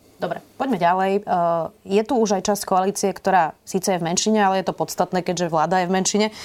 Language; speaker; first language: Slovak; native; Slovak